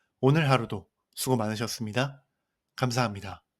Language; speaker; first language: Korean; native; Korean